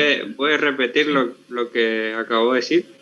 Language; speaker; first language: Spanish; native; Spanish